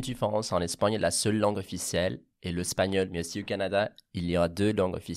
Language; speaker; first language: French; non-native, fluent; Catalan